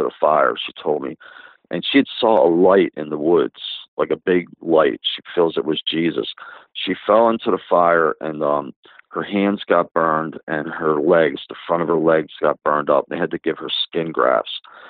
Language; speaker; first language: English; native; English